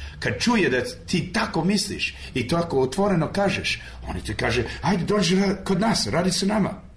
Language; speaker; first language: Serbian; early bilingual, heritage; Serbian